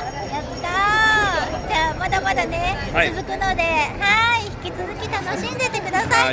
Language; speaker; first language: Japanese; native; Japanese